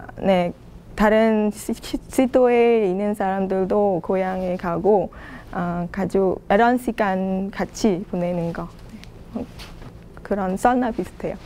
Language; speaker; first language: Korean; non-native, learner; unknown